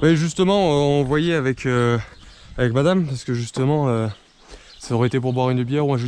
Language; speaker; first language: French; native; French